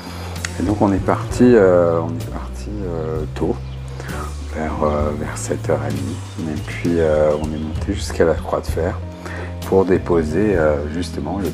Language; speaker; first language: French; native; French